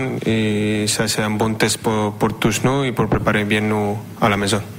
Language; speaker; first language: French; non-native, fluent; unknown